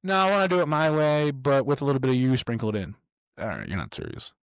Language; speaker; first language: English; native; English